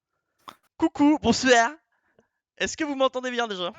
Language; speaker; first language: French; native; French